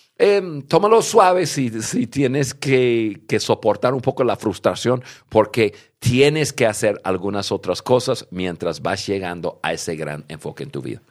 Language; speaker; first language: Spanish; early bilingual, heritage; English